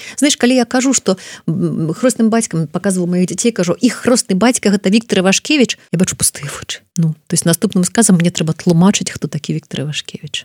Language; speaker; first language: Belarusian; non-native, local second language; Russian